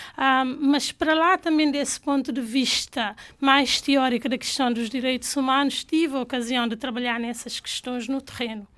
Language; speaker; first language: Portuguese; non-native, local second language; Fula